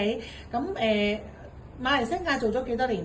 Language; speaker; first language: Cantonese; native; Cantonese